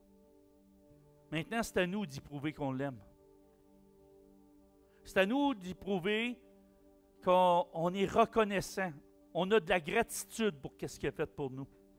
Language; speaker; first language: French; native; French